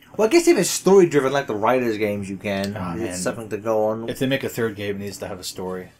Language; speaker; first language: English; native; English